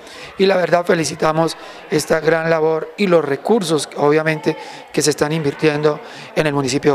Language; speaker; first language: Spanish; native; Spanish